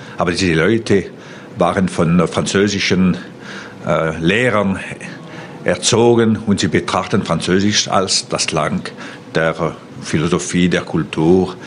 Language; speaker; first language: German; non-native, local second language; French